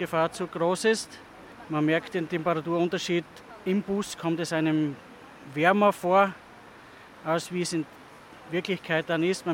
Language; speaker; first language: German; native; German